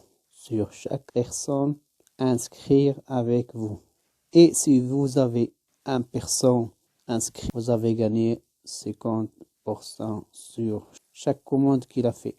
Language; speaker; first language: French; non-native, learner; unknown